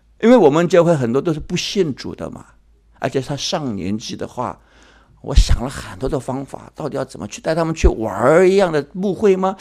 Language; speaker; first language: Chinese; early bilingual, heritage; Chinese